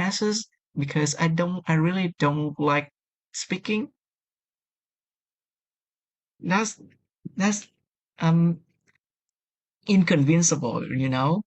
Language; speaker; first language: English; non-native, learner; Vietnamese